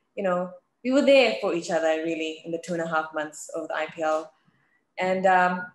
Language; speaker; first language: English; native; English